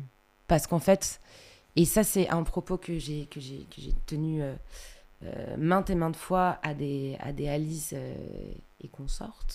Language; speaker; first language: French; native; French